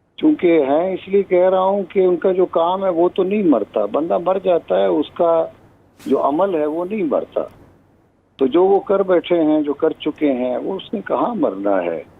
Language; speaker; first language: Urdu; non-native, local second language; Pashto